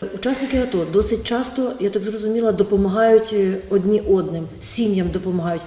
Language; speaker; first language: Ukrainian; native; Ukrainian